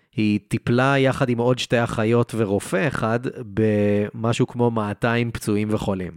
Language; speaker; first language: Hebrew; native; Hebrew